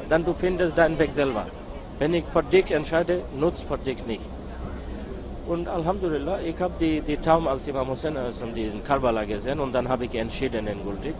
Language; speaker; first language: German; non-native, learner; Bangla